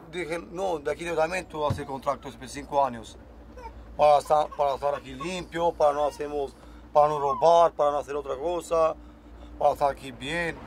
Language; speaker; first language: Spanish; non-native, learner; Romanian